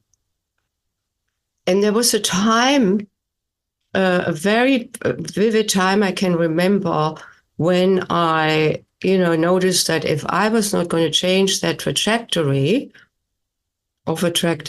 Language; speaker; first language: English; non-native, fluent; German